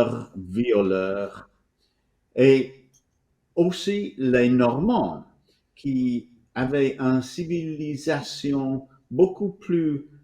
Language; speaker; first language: French; non-native, fluent; English